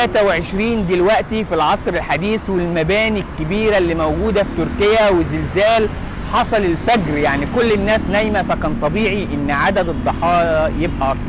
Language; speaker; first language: Arabic; native; Arabic